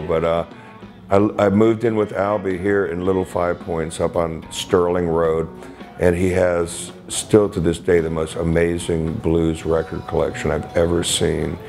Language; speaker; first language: English; native; English